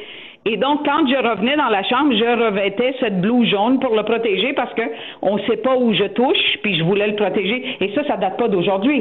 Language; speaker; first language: French; native; French